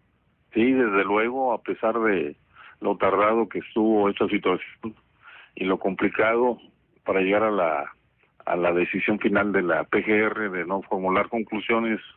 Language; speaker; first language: Spanish; native; Spanish